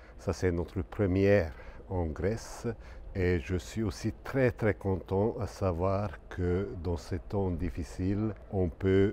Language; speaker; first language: French; non-native, fluent; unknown